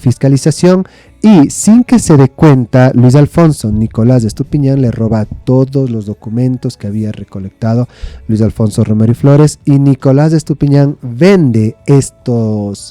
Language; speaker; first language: Spanish; native; Spanish